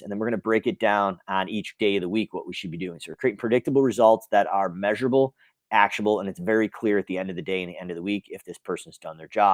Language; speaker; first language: English; native; English